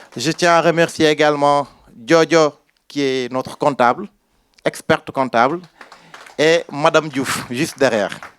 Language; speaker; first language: French; non-native, local second language; Wolof